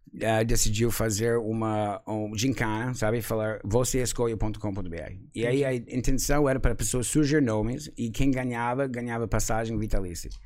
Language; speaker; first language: Portuguese; non-native, fluent; English